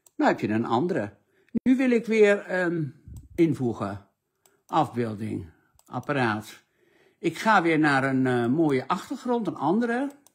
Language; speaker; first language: Dutch; native; Dutch